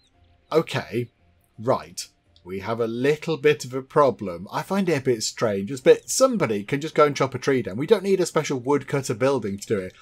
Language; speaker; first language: English; native; English